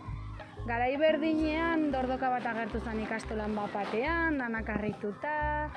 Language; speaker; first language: Basque; native; Basque